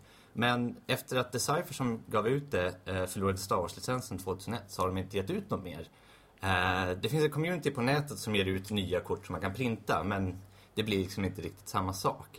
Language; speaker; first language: Swedish; native; Swedish